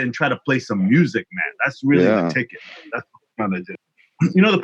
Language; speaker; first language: English; non-native, fluent; Kabuverdianu